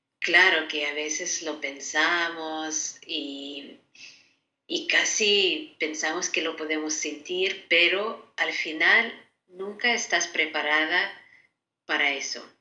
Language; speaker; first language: Spanish; non-native, fluent; Ukrainian